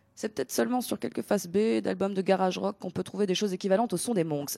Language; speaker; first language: French; non-native, fluent; Greek